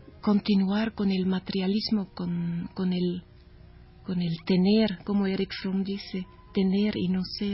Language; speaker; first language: Spanish; non-native, learner; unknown